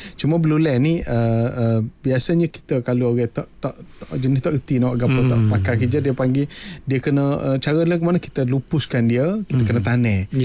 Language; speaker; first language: Malay; native; Malay